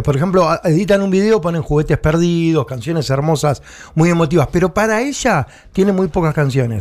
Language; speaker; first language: Spanish; native; Spanish